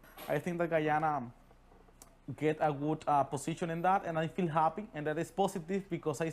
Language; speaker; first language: English; non-native, learner; Spanish